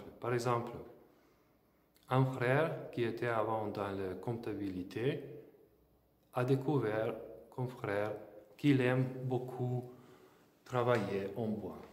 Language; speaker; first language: French; non-native, fluent; Slovenian